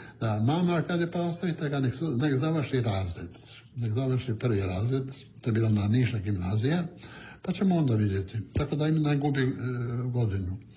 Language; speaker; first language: Croatian; non-native, local second language; Italian